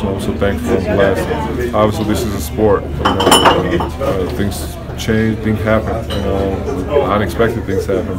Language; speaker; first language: English; non-native, fluent; Georgian